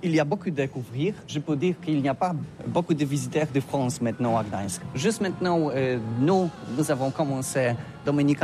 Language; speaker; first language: French; non-native, learner; Polish